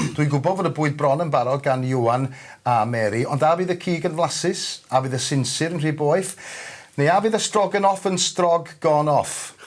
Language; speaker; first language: Welsh; native; Welsh